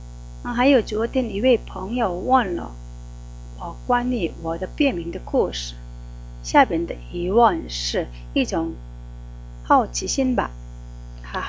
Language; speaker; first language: Chinese; non-native, fluent; Korean